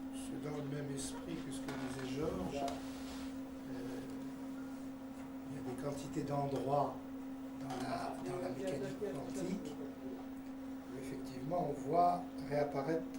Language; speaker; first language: French; native; French